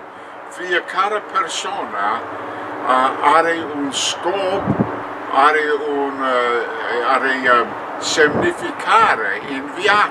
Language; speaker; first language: Romanian; non-native, learner; English